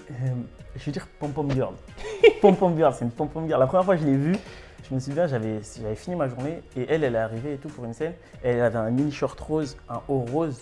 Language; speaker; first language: French; native; French